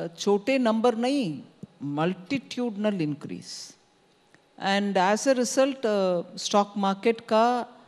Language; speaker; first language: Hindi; non-native, local second language; Tamil